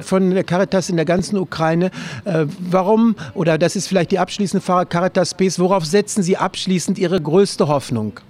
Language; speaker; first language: German; native; German